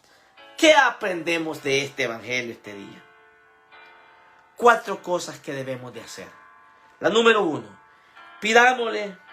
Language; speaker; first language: Spanish; native; Spanish